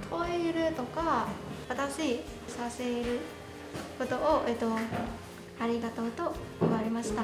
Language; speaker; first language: Japanese; non-native, learner; Burmese